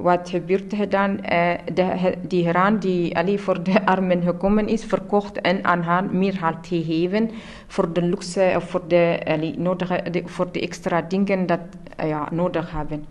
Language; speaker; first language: Dutch; non-native, learner; Tigrinya